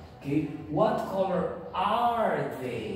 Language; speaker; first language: English; non-native, fluent; Portuguese